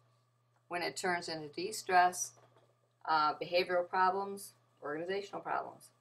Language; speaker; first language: English; native; English